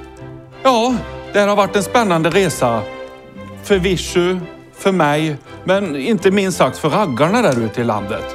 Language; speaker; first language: Swedish; native; Swedish